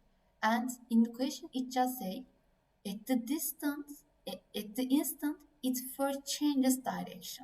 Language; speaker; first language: English; non-native, fluent; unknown